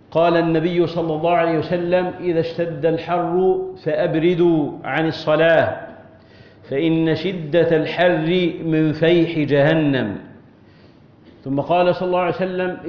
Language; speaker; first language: Arabic; native; Arabic